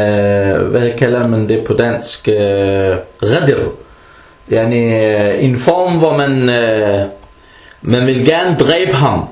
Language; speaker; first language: Danish; early bilingual, other home language; Arabic